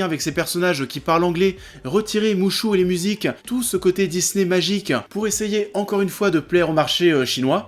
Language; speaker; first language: French; native; French